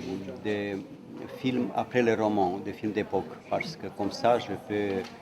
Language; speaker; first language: French; non-native, fluent; Romanian